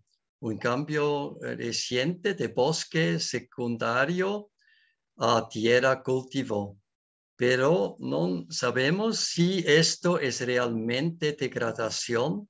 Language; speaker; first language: Spanish; non-native, learner; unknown